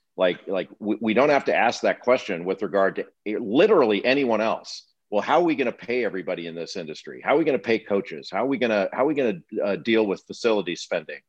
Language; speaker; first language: English; native; English